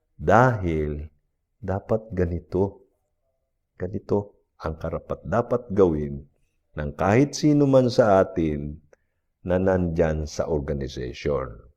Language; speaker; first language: Filipino; non-native, local second language; Cebuano